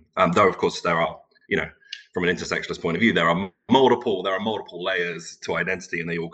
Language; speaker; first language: English; non-native, local second language; Turkish